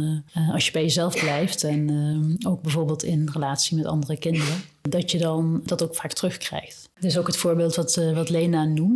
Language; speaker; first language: Dutch; native; Dutch